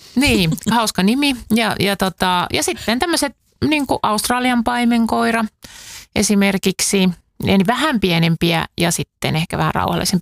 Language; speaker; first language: Finnish; native; Finnish